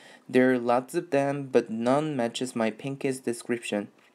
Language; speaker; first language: English; non-native, fluent; Korean